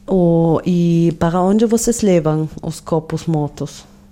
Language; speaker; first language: Portuguese; non-native, fluent; German